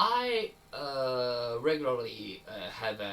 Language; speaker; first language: English; non-native, learner; Japanese